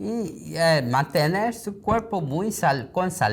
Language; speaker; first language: Spanish; non-native, learner; Korean